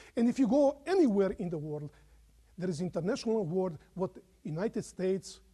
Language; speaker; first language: English; non-native, fluent; Croatian